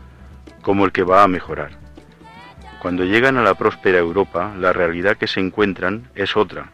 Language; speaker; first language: Spanish; native; Spanish